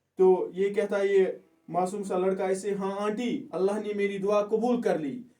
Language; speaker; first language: Urdu; non-native, local second language; Kashmiri